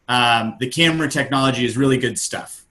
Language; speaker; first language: English; native; English